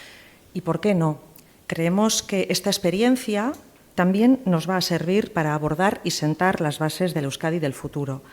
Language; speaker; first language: Spanish; native; Spanish